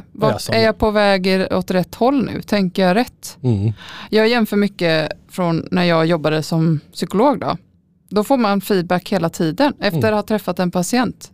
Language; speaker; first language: Norwegian; non-native, learner; Swedish